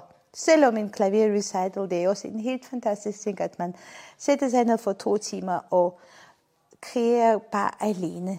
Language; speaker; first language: Danish; non-native, fluent; Armenian